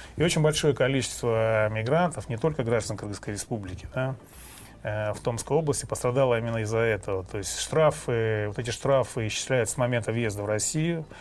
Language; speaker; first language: Russian; non-native, local second language; Kyrgyz